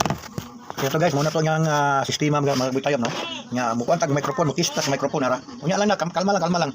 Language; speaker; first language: Cebuano; native; Cebuano